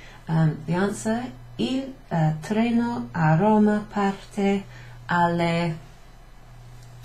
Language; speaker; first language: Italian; non-native, fluent; English